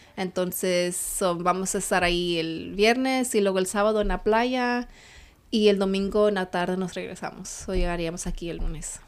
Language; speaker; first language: Spanish; early bilingual, heritage; Spanish